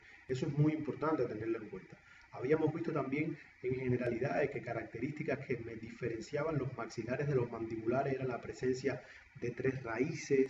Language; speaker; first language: Spanish; native; Spanish